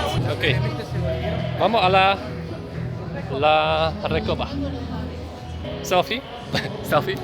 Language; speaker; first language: Spanish; non-native, learner; Polish